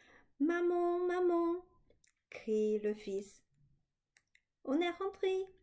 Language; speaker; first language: French; non-native, fluent; Chinese